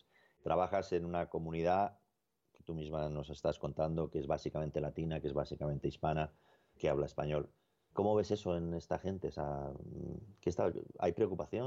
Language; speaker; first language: Spanish; native; Spanish